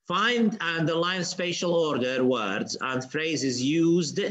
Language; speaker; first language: English; non-native, fluent; Arabic